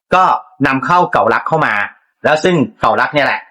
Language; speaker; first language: Thai; native; Thai